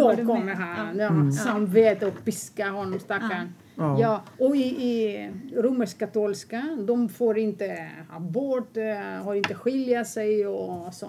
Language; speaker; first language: Swedish; non-native, fluent; Greek